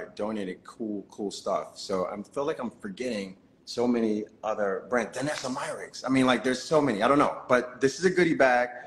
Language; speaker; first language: English; native; English